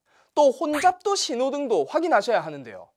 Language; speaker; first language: Korean; native; Korean